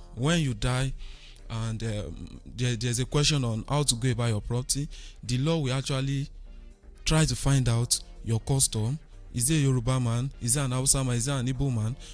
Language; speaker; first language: English; non-native, local second language; Yoruba